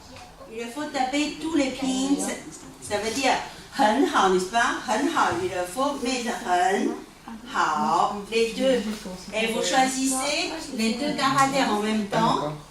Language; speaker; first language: French; non-native, fluent; Chinese